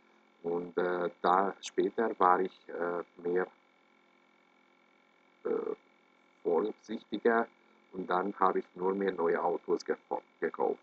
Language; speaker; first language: German; non-native, fluent; Hungarian